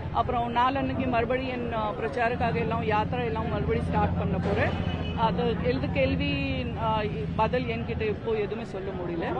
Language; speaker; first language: Tamil; non-native, fluent; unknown